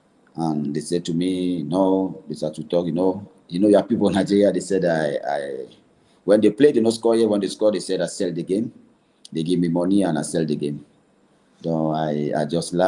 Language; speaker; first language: English; non-native, learner; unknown